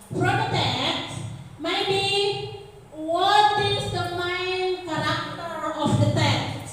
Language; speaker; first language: English; non-native, learner; Indonesian